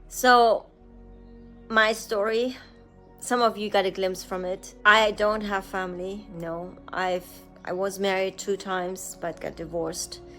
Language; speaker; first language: English; non-native, fluent; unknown